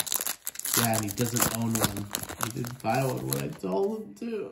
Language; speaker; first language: English; native; English